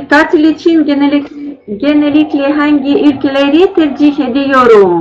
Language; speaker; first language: Turkish; non-native, learner; Russian